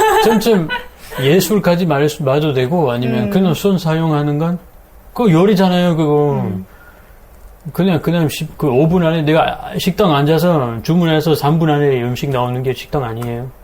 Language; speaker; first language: Korean; non-native, fluent; French